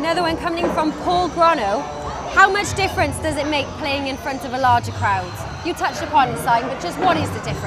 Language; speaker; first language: English; native; English